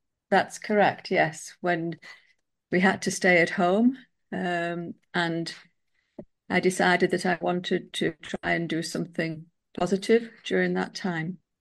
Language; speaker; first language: English; native; English